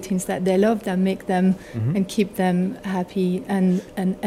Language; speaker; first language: English; non-native, fluent; French